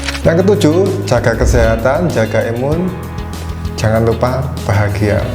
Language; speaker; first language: Indonesian; native; Indonesian